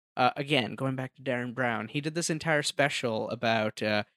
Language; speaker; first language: English; non-native, local second language; Hindi